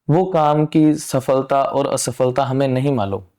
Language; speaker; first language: Hindi; non-native, local second language; Punjabi